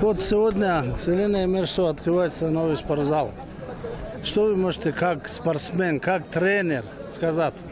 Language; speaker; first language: Russian; non-native, local second language; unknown